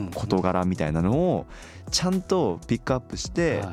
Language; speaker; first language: Japanese; early bilingual, other home language; Korean